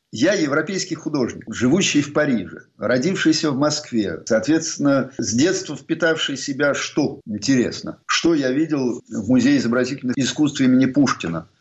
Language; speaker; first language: Russian; native; Russian